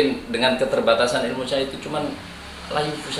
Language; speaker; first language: Indonesian; native; Indonesian